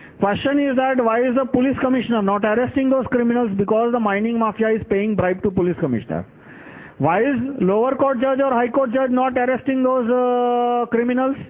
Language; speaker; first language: English; non-native, local second language; Gujarati